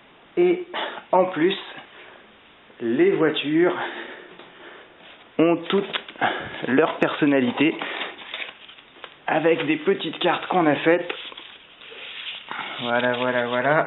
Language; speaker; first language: French; native; French